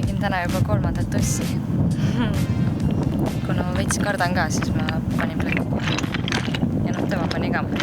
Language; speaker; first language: Estonian; native; Estonian